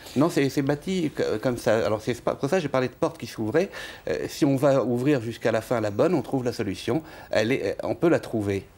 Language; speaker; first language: French; native; French